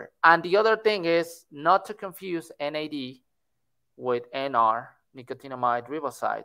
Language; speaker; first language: English; non-native, fluent; Spanish